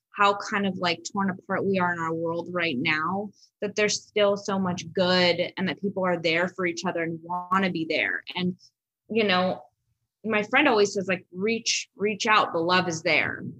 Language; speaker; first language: English; native; English